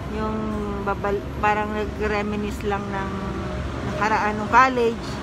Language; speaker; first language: Filipino; native; Filipino